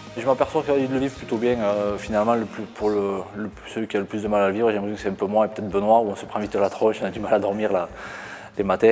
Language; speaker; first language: French; native; French